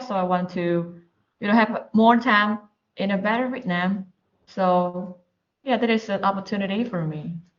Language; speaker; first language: English; non-native, learner; Vietnamese